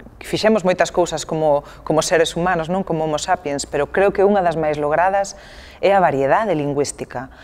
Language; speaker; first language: Galician; non-native, local second language; Spanish